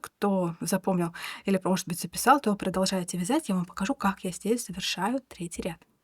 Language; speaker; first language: Russian; native; Russian